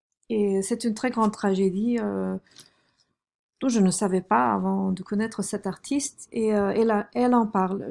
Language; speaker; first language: French; non-native, fluent; German